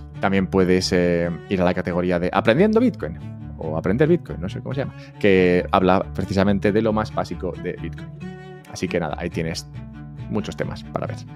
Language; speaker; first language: Spanish; native; Spanish